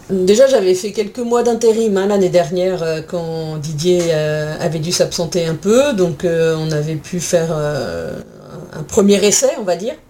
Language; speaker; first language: French; native; French